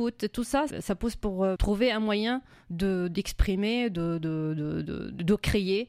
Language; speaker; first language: French; non-native, fluent; Arabic